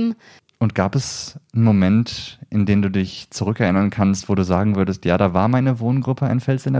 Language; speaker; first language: German; native; German